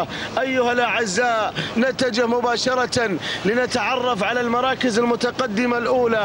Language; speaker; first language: Arabic; native; Arabic